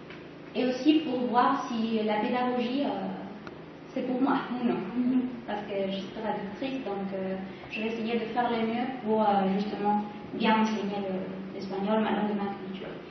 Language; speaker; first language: French; non-native, fluent; Spanish